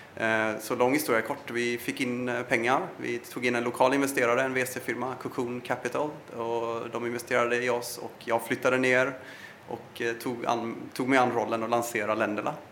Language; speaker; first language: Swedish; early bilingual, other home language; Persian